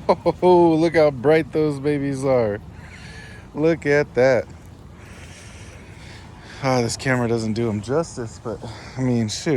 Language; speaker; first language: English; native; English